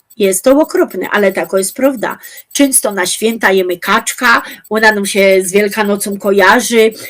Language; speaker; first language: Polish; native; Polish